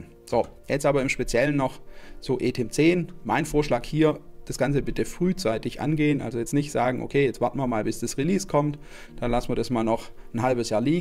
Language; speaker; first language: German; native; German